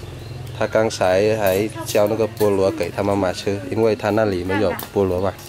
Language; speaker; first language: Chinese; non-native, learner; Vietnamese